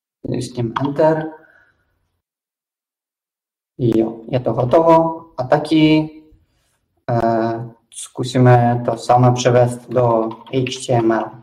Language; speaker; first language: Czech; non-native, fluent; Russian